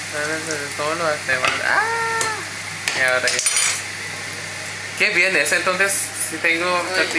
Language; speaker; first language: Spanish; non-native, learner; Filipino